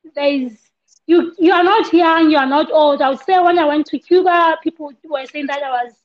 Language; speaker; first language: English; non-native, local second language; Southern Sotho